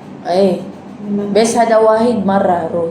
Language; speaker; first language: Arabic; non-native, learner; Filipino